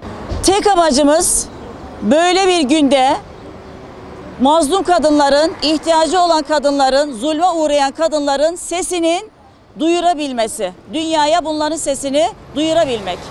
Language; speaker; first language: Turkish; native; Turkish